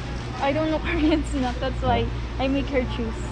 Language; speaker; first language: English; non-native, local second language; Filipino